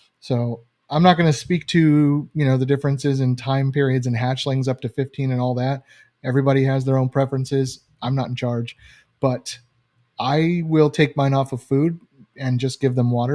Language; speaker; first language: English; native; English